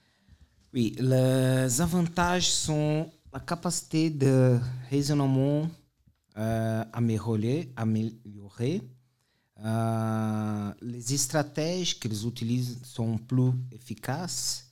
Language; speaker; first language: French; non-native, fluent; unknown